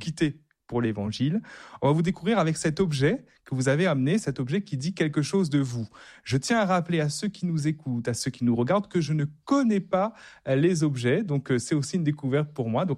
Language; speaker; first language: French; native; French